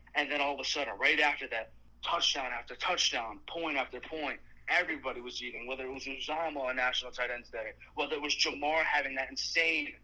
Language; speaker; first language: English; native; English